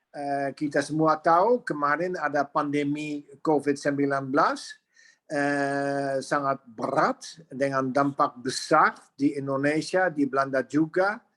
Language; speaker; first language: Indonesian; non-native, fluent; Dutch